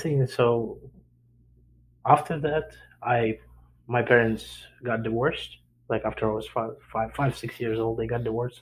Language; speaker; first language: English; non-native, fluent; Ukrainian